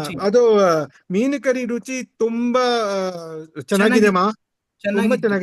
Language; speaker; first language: Kannada; non-native, learner; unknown